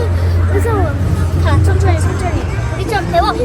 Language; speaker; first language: Korean; early bilingual, other home language; Mongolian